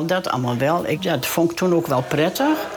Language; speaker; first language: Dutch; native; Dutch